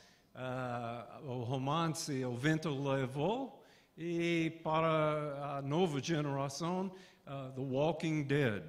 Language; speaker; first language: Portuguese; non-native, fluent; English